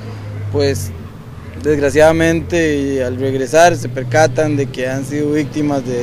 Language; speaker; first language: Spanish; native; Spanish